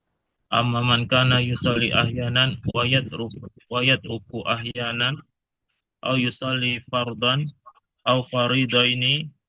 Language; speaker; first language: Arabic; non-native, learner; Indonesian